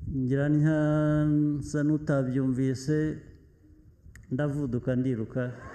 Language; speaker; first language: Kinyarwanda; early bilingual, heritage; Kinyarwanda